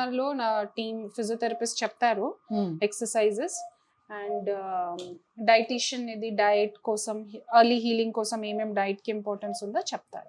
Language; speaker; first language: Telugu; non-native, fluent; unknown